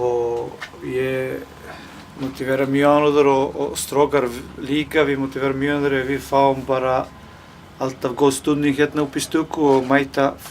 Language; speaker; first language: Icelandic; non-native, learner; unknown